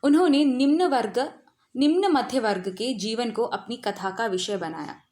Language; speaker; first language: Hindi; non-native, local second language; Malayalam